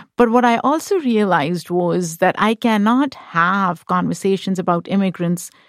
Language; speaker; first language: English; non-native, local second language; Urdu